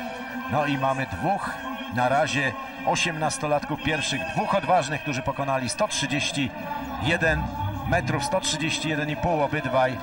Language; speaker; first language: Polish; native; Polish